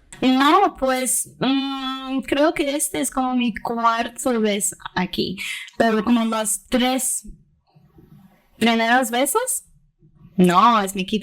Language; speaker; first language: Spanish; early bilingual, heritage; Spanish